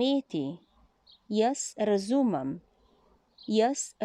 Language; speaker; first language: Slovenian; non-native, learner; Chinese